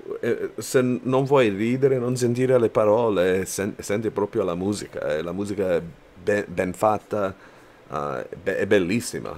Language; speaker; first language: Italian; non-native, learner; English